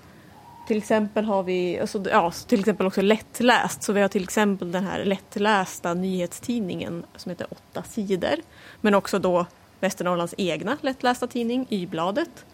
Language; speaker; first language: Swedish; native; Swedish